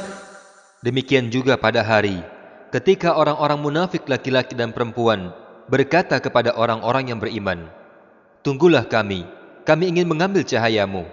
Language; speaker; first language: Indonesian; native; Indonesian